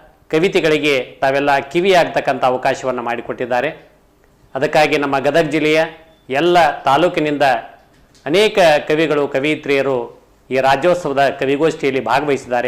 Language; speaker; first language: Kannada; native; Kannada